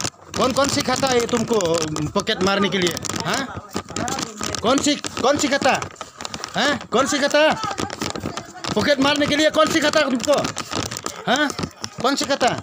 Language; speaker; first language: Hindi; non-native, local second language; Khasi